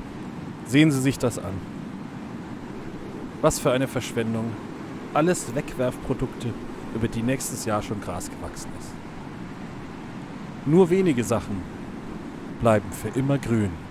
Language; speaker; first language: German; native; German